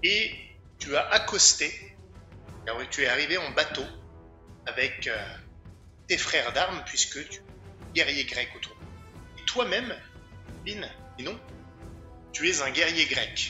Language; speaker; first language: French; native; French